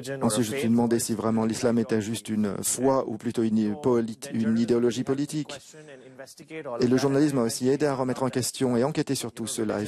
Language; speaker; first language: French; non-native, fluent; Urdu